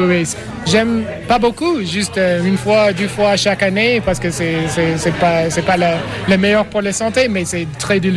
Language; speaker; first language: French; non-native, fluent; English